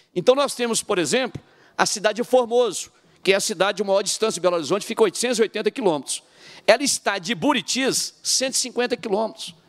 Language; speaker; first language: Portuguese; native; Portuguese